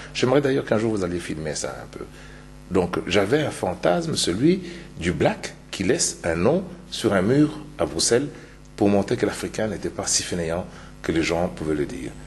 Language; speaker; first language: French; non-native, local second language; Luba-Lulua